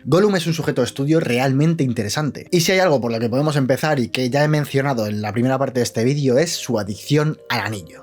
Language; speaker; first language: Spanish; native; Spanish